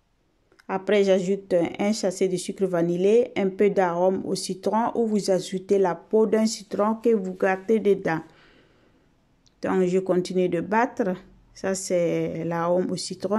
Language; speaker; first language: French; non-native, fluent; Italian